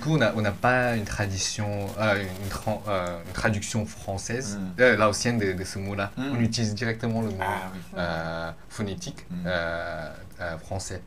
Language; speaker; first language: French; non-native, fluent; Lao